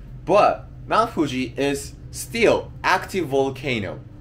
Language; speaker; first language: English; non-native, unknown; Japanese